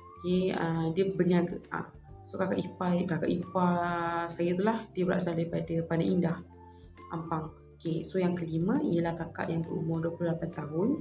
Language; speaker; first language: Malay; native; Malay